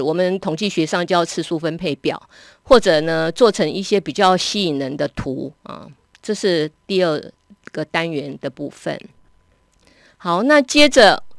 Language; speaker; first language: Chinese; native; Chinese